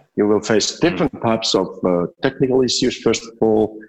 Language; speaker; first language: English; non-native, fluent; Finnish